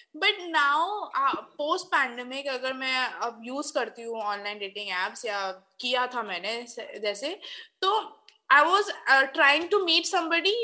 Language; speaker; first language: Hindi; native; Hindi